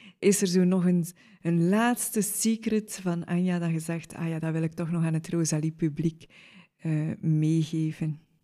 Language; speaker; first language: Dutch; native; Dutch